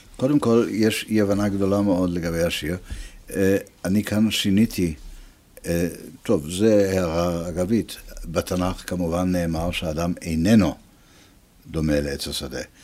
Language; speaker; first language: Hebrew; early bilingual, other home language; Italian